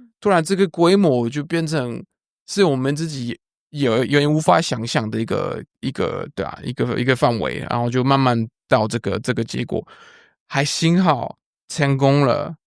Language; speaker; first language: Chinese; non-native, fluent; French